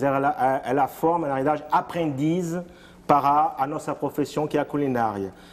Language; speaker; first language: Portuguese; non-native, fluent; French